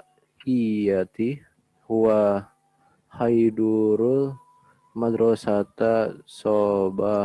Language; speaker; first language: Arabic; non-native, learner; Indonesian